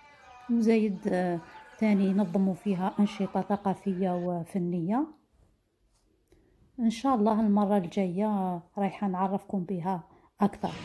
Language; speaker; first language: Arabic; native; Arabic